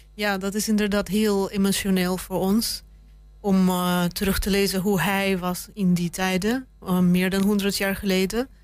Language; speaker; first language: Dutch; non-native, fluent; Russian